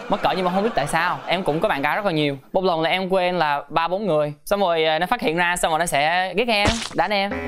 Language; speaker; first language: Vietnamese; early bilingual, heritage; Vietnamese